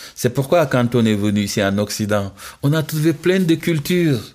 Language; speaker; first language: French; non-native, local second language; Wolof